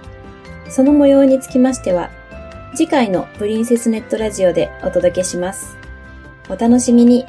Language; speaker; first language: Japanese; native; Japanese